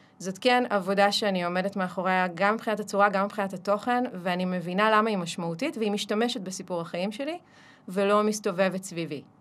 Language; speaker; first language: Hebrew; early bilingual, other home language; Russian